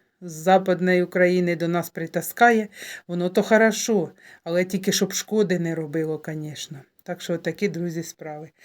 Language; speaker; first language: Ukrainian; native; Ukrainian